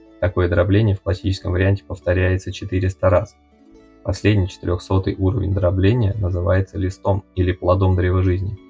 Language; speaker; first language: Russian; native; Russian